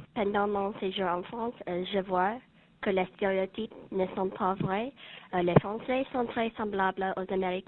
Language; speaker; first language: French; non-native, learner; English